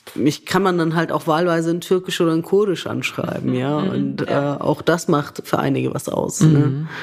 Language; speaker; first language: German; native; German